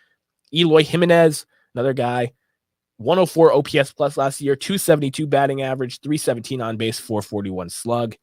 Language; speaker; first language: English; native; English